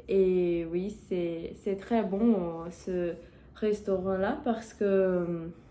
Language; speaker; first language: French; non-native, learner; Portuguese